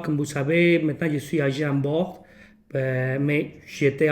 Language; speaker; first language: French; non-native, fluent; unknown